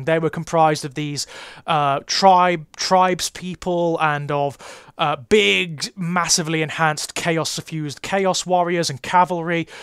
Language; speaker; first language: English; native; English